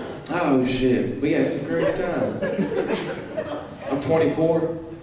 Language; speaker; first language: English; native; English